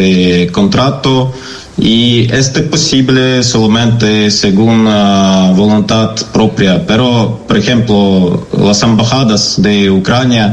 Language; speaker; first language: Spanish; non-native, learner; Ukrainian